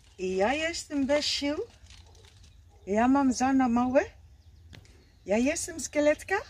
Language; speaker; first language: Polish; non-native, learner; Dutch